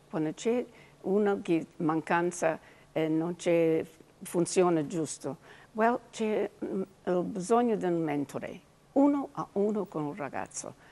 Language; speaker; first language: Italian; early bilingual, heritage; English